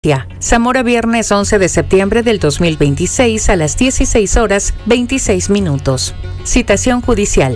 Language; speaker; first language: Spanish; native; Spanish